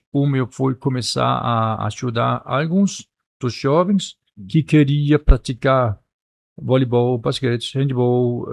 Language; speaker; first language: Portuguese; non-native, fluent; Danish